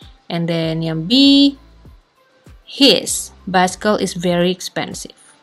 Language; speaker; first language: English; non-native, fluent; Indonesian